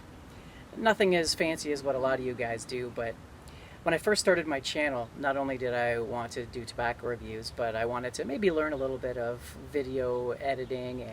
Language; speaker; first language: English; native; English